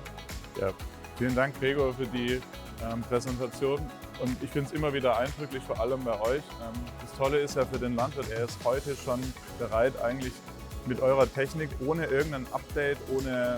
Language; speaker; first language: German; native; German